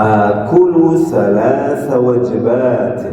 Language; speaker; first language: Arabic; non-native, fluent; Indonesian